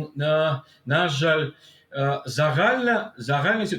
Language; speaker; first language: Ukrainian; non-native, fluent; Georgian